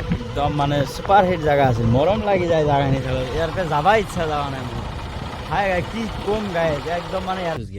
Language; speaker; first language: Assamese; non-native, local second language; Bangla